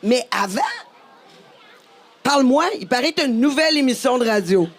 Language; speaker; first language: French; native; French